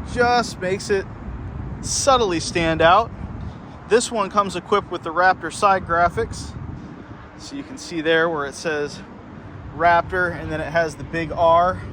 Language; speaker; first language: English; native; English